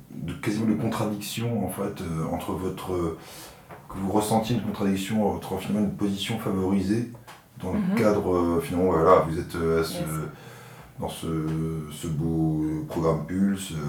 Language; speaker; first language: French; native; French